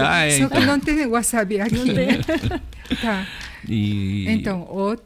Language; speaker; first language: Portuguese; non-native, learner; Japanese